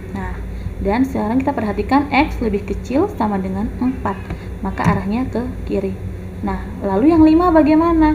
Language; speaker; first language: Indonesian; native; Indonesian